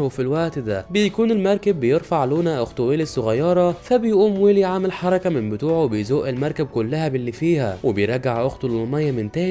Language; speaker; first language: Arabic; native; Arabic